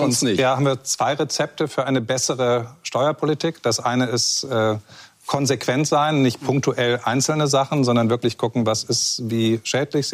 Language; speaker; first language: German; native; German